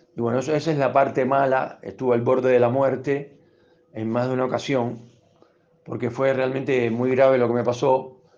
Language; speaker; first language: Spanish; native; Spanish